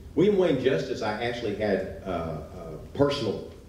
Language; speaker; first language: English; native; English